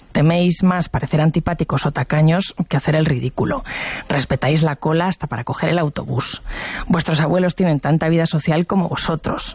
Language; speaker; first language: Spanish; native; Spanish